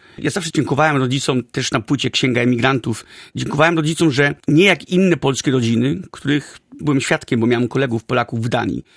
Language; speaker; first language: Polish; early bilingual, heritage; Polish